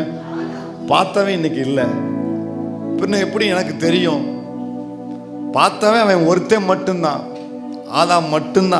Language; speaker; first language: Tamil; native; Tamil